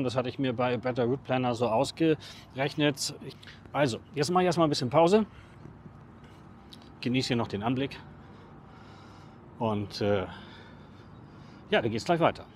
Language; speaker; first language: German; native; German